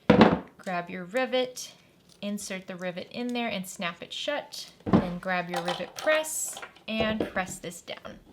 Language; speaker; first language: English; native; English